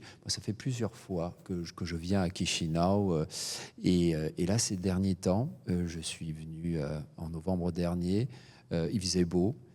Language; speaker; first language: French; native; French